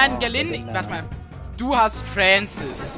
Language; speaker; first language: German; native; German